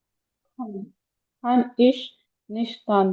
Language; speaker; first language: German; non-native, learner; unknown